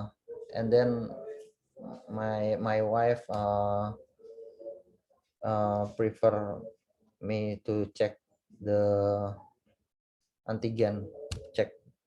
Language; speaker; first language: English; non-native, learner; Indonesian